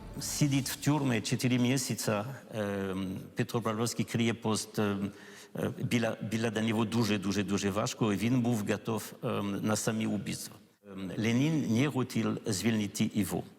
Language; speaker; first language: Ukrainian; non-native, learner; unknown